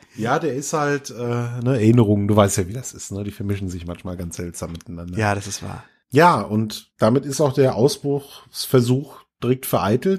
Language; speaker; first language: German; native; German